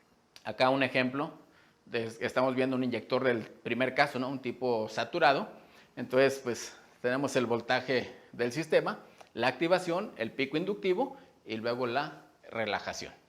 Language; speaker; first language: Spanish; native; Spanish